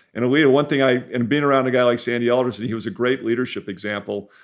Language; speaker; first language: English; native; English